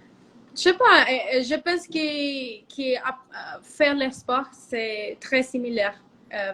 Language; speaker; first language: French; non-native, learner; Spanish